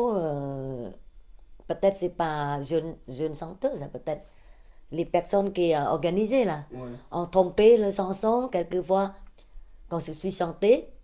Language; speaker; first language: French; non-native, learner; Khmer